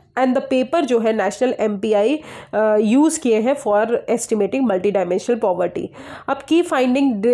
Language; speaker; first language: Hindi; native; Hindi